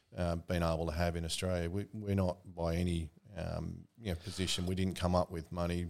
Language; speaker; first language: English; native; English